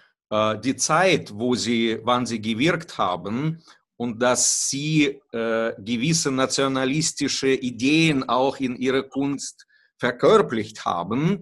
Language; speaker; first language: German; non-native, fluent; Russian